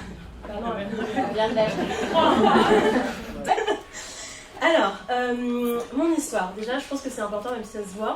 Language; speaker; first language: French; native; French